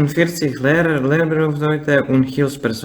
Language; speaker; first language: German; non-native, learner; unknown